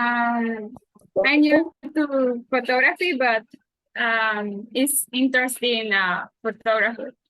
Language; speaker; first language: English; non-native, learner; Spanish